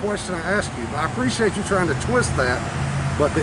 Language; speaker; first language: English; native; English